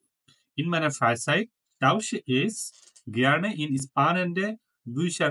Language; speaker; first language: German; non-native, learner; Bangla